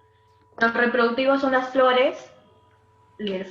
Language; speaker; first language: Spanish; native; Spanish